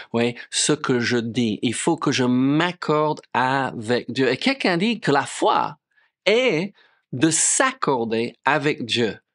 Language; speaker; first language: French; non-native, fluent; English